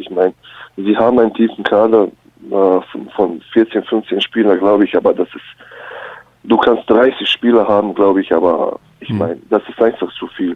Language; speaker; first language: German; early bilingual, other home language; Bosnian